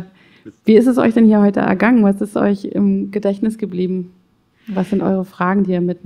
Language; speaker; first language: German; native; German